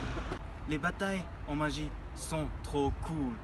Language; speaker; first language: French; non-native, learner; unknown